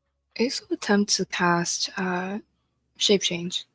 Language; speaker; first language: English; native; English